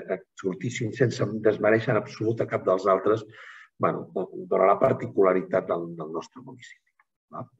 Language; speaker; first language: Catalan; native; Catalan